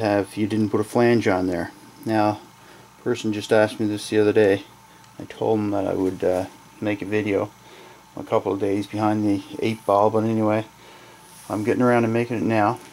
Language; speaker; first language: English; native; English